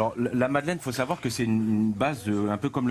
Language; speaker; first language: French; native; French